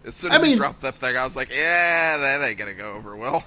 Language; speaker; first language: English; native; English